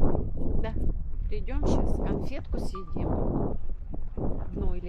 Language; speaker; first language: Russian; native; Russian